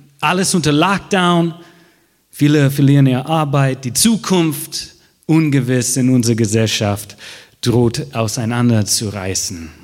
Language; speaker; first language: German; non-native, fluent; English